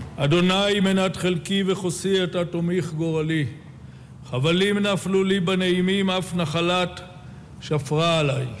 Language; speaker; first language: Hebrew; native; Hebrew